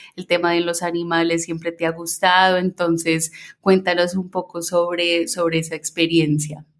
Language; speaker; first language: Spanish; early bilingual, heritage; Spanish